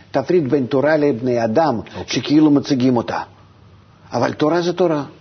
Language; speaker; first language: Hebrew; non-native, fluent; Russian